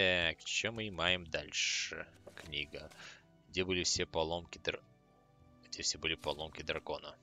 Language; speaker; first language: Russian; native; Russian